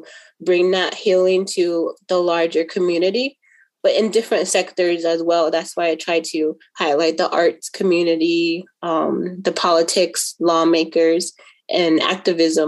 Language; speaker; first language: English; native; English